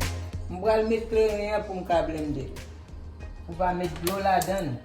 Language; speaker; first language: French; non-native, learner; Haitian Creole